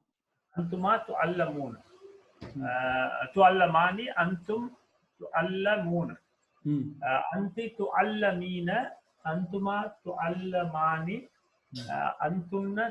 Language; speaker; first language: Arabic; non-native, learner; Tamil